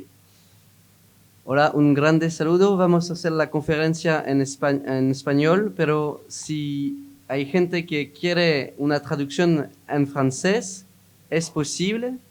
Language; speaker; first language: Spanish; non-native, learner; French